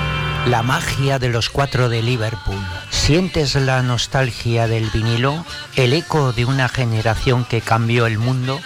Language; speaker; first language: Spanish; native; Spanish